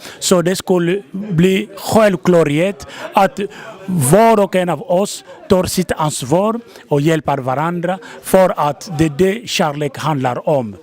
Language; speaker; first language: Swedish; non-native, fluent; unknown